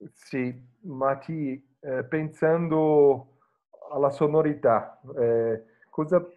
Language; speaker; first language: Italian; non-native, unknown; Portuguese